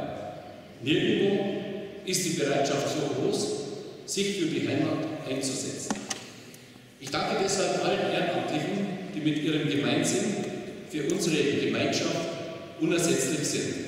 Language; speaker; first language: German; native; German